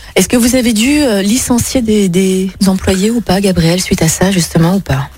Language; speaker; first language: French; native; French